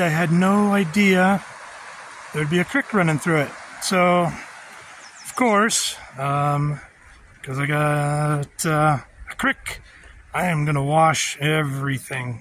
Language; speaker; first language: English; native; English